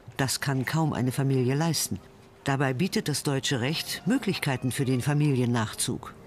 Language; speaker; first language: German; native; German